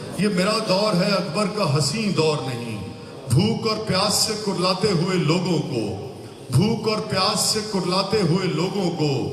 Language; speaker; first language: Urdu; non-native, local second language; Punjabi